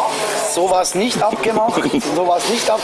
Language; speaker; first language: German; native; German